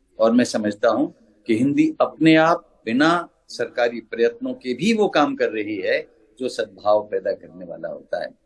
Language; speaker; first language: Hindi; native; Hindi